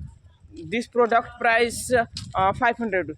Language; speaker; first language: English; non-native, learner; Hindi